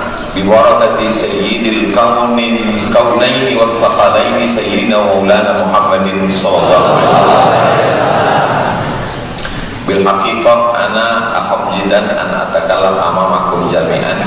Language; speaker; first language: Arabic; non-native, fluent; Indonesian